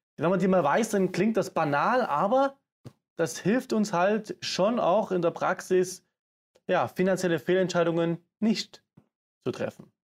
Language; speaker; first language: German; native; German